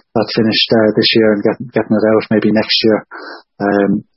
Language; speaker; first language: English; native; English